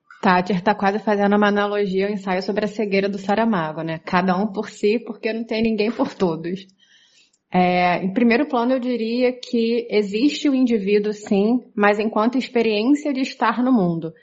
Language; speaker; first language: Portuguese; native; Portuguese